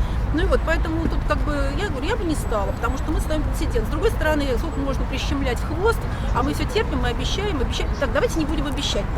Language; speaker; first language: Russian; native; Russian